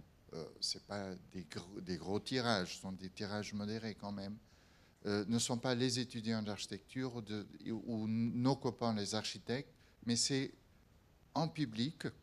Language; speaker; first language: French; non-native, fluent; Portuguese